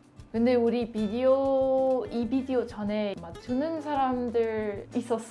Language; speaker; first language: Korean; non-native, learner; Dutch